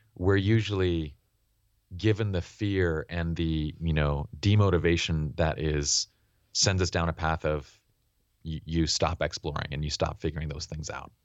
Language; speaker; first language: English; native; English